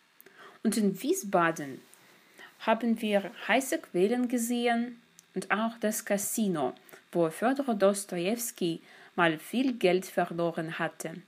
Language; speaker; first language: German; non-native, fluent; Russian